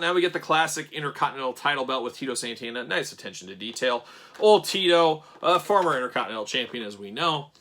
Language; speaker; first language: English; native; English